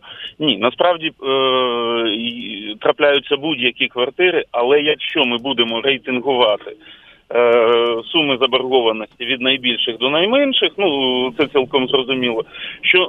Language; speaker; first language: Ukrainian; native; Ukrainian